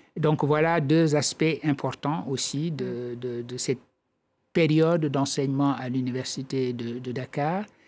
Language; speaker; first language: French; non-native, local second language; Wolof